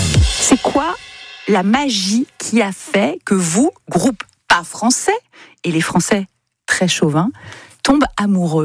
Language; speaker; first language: French; native; French